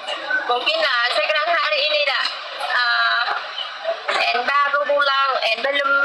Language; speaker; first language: Indonesian; non-native, learner; Vietnamese